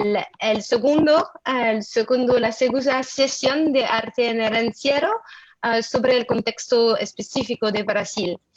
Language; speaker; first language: Spanish; non-native, fluent; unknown